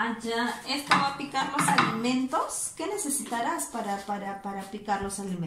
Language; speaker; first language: Spanish; native; Spanish